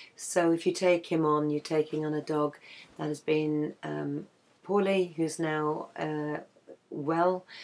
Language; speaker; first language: English; native; English